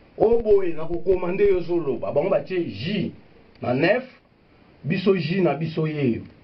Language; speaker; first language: Lingala; native; Lingala